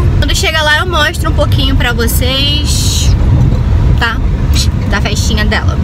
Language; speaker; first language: Portuguese; native; Portuguese